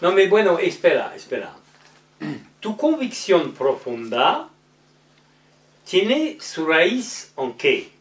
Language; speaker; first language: Spanish; non-native, learner; French